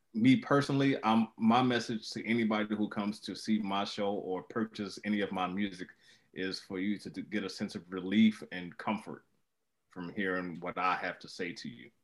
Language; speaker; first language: English; native; English